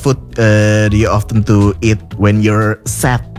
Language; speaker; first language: English; non-native, fluent; Indonesian